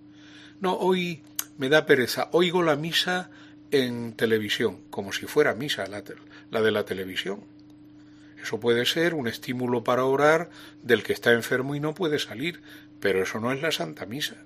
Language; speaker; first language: Spanish; native; Spanish